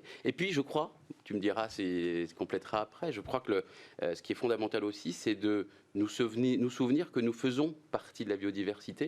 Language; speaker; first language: French; native; French